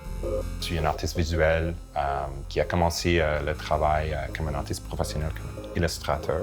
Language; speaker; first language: French; non-native, local second language; English